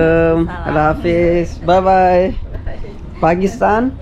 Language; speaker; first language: Indonesian; non-native, learner; Urdu